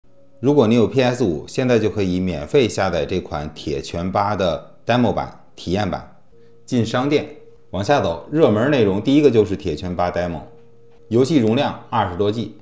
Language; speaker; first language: Chinese; native; Chinese